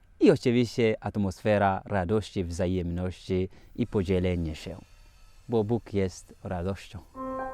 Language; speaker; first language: Polish; non-native, fluent; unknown